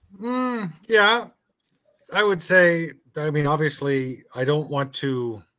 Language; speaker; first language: English; native; English